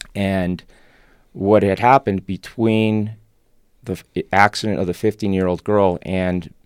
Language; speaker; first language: English; non-native, fluent; Spanish